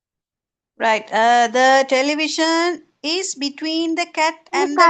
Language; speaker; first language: English; non-native, local second language; Tamil